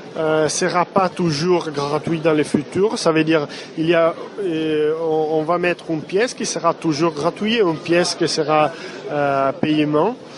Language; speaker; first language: French; non-native, fluent; Italian